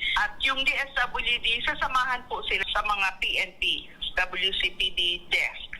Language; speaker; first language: Filipino; native; Filipino